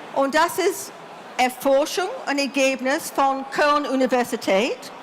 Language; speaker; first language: German; non-native, learner; English